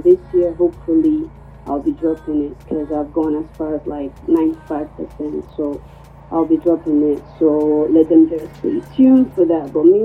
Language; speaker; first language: English; non-native, local second language; Krio